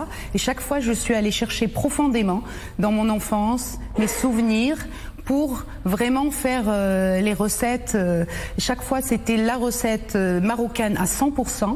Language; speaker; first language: French; non-native, local second language; Arabic